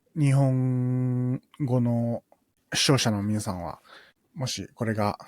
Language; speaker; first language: Japanese; early bilingual, other home language; Filipino